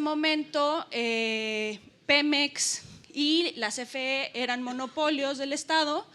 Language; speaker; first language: Spanish; native; Spanish